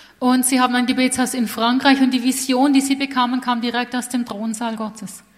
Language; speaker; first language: German; native; German